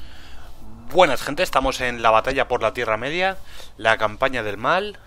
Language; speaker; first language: Spanish; native; Spanish